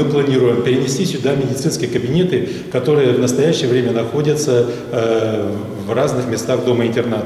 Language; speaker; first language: Russian; native; Russian